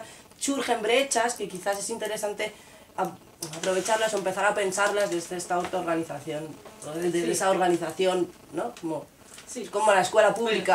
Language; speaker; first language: Spanish; native; Spanish